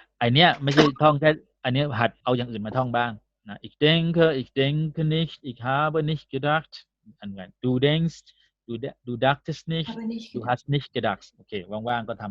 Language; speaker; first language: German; non-native, fluent; Thai